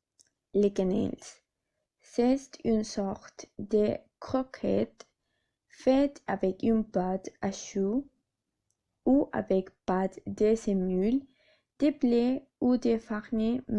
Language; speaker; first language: French; non-native, learner; Spanish